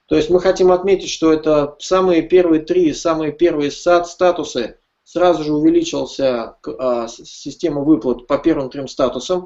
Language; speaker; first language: Russian; native; Russian